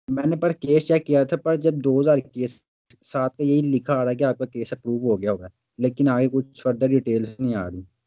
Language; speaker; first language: Urdu; non-native, local second language; Punjabi